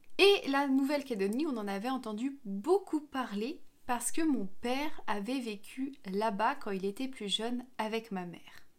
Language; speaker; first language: French; native; French